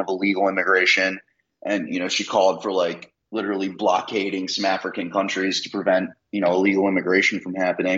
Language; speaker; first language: English; native; English